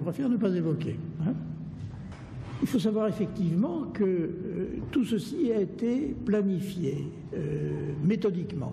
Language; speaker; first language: French; native; French